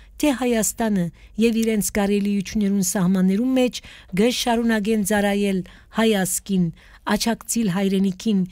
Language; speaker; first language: Armenian; native; Armenian